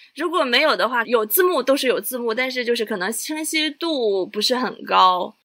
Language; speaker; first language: Chinese; native; Chinese